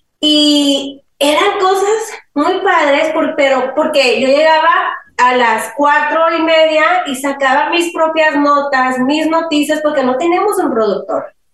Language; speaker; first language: Spanish; early bilingual, heritage; Spanish